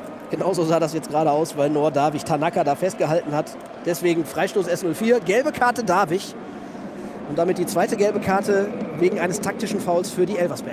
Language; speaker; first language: German; native; German